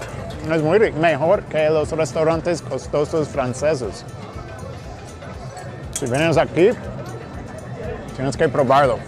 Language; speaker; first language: Spanish; non-native, fluent; English